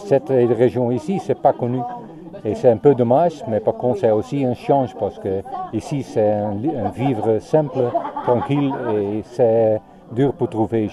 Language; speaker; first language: French; non-native, learner; Dutch